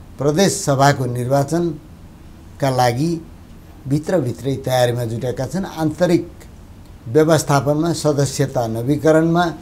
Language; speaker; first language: Nepali; native; Nepali